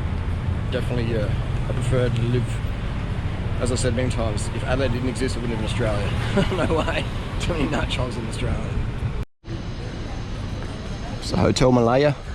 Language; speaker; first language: English; native; English